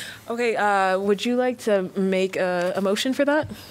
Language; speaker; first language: English; native; English